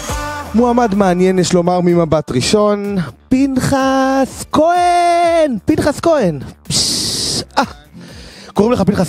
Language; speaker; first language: Hebrew; native; Hebrew